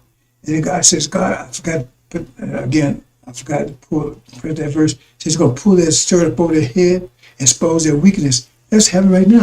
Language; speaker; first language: English; native; English